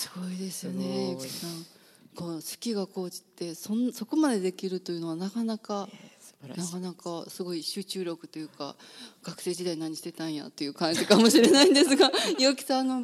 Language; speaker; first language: Japanese; native; Japanese